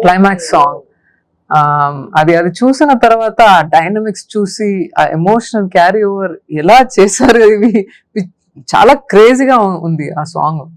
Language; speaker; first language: Telugu; non-native, learner; Tamil